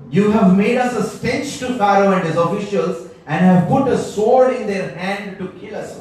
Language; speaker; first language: English; non-native, local second language; Telugu